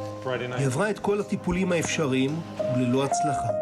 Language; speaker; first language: Hebrew; native; Hebrew